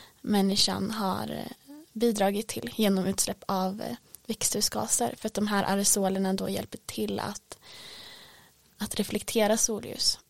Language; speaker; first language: Swedish; native; Swedish